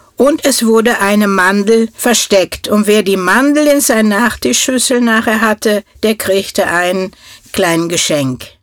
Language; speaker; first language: German; non-native, fluent; Norwegian